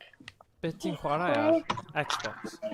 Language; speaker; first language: Welsh; native; Welsh